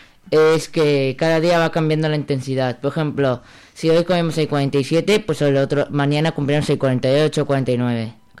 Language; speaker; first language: Spanish; early bilingual, other home language; Arabic